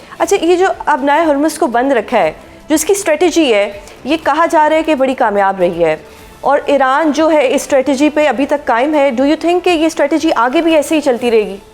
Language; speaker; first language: Urdu; native; Urdu